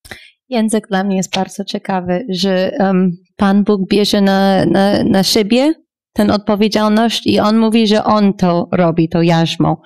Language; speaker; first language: Polish; non-native, fluent; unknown